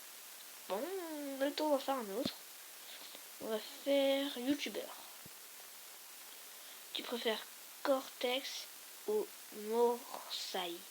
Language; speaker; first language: French; native; French